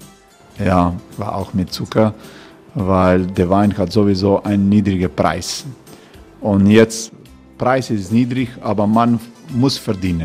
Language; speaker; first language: German; non-native, learner; Croatian